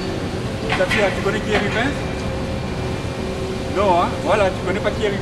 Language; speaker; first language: French; native; French